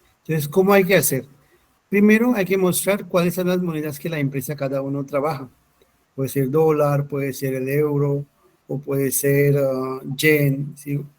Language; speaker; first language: Spanish; non-native, fluent; Hindi